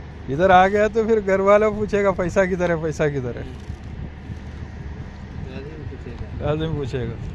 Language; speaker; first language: Hindi; non-native, learner; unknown